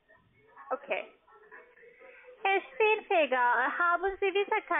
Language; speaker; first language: German; non-native, learner; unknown